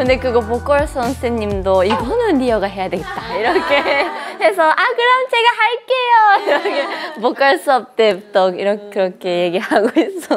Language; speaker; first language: Korean; non-native, fluent; Japanese